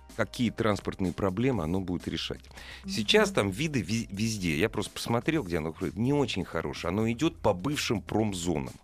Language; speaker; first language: Russian; native; Russian